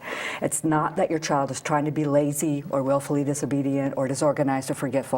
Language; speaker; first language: English; native; English